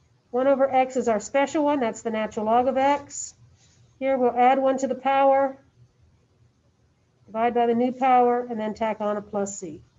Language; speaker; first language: English; native; English